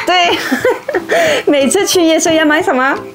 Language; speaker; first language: Chinese; non-native, fluent; French